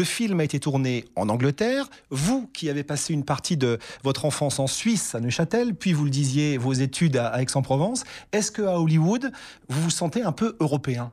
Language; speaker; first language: French; native; French